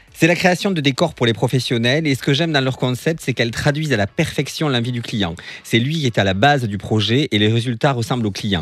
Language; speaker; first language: French; native; French